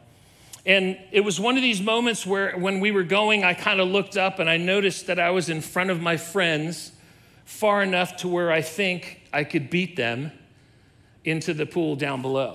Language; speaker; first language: English; native; English